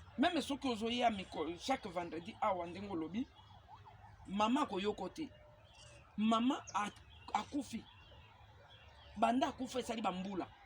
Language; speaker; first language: Lingala; native; Lingala